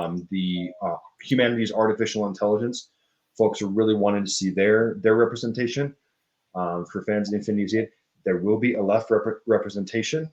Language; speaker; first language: English; native; English